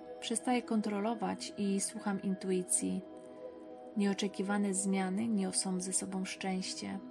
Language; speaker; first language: Polish; native; Polish